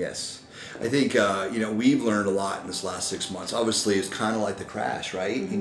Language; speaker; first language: English; native; English